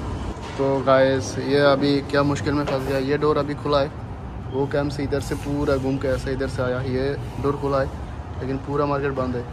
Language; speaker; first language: Hindi; non-native, learner; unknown